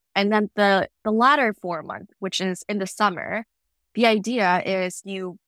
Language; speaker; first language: English; non-native, fluent; Vietnamese